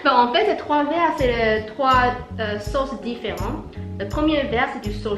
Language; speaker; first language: French; non-native, fluent; Chinese